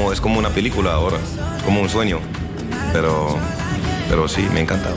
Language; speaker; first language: Spanish; non-native, learner; French